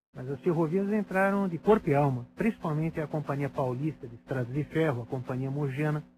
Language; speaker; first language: Portuguese; native; Portuguese